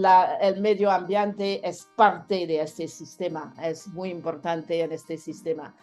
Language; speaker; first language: Spanish; non-native, learner; French